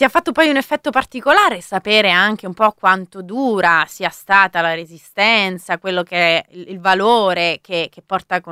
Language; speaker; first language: Italian; native; Italian